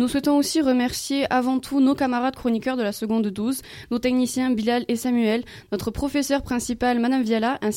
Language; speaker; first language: French; native; French